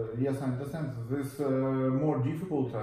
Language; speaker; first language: English; non-native, learner; Russian